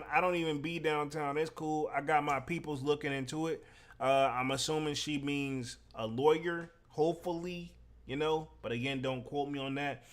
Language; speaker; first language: English; native; English